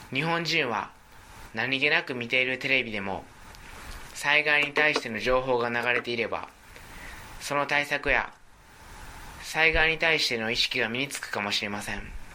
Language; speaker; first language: Japanese; native; Japanese